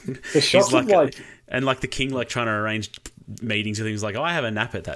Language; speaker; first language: English; native; English